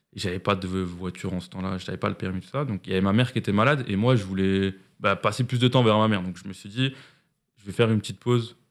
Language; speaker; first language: French; native; French